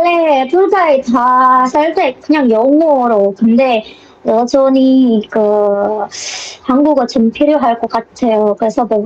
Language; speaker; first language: Korean; non-native, learner; Indonesian